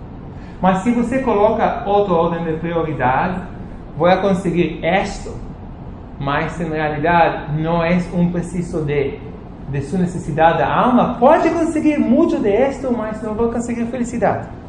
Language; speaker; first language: Portuguese; non-native, fluent; Spanish